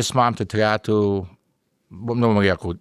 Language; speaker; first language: Slovenian; early bilingual, heritage; English